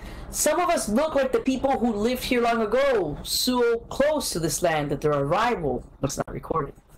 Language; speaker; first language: English; early bilingual, other home language; Spanish